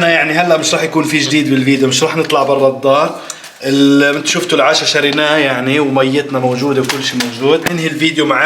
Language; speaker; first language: Arabic; native; Arabic